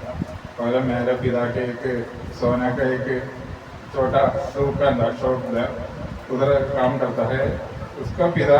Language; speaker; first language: Hindi; non-native, local second language; Malayalam